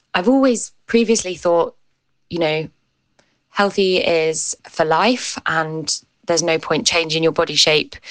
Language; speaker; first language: English; native; English